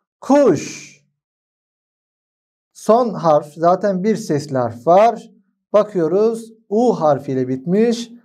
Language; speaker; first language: Turkish; non-native, fluent; Arabic